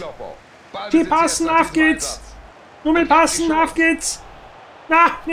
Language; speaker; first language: German; native; German